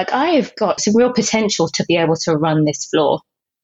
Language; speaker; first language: English; native; English